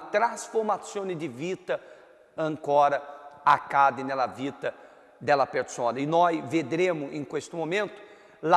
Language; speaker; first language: Italian; non-native, fluent; Portuguese